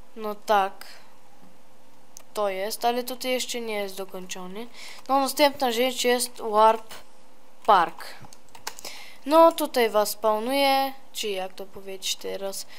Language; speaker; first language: Polish; early bilingual, heritage; Polish